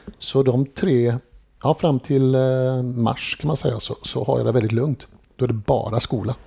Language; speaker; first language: Swedish; native; Swedish